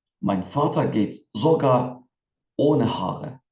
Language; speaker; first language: German; non-native, fluent; Turkish